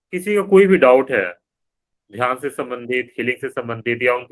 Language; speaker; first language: Hindi; native; Hindi